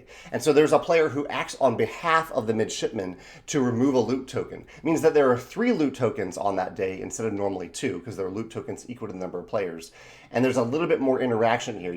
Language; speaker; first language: English; native; English